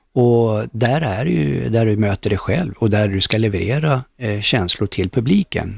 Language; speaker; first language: Swedish; early bilingual, other home language; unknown